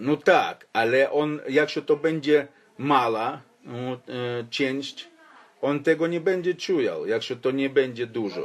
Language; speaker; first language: Polish; non-native, fluent; Ukrainian